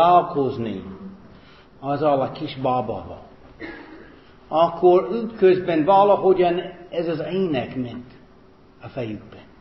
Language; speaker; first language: Hungarian; non-native, fluent; English